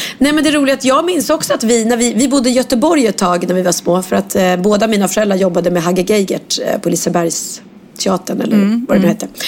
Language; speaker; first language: Swedish; native; Swedish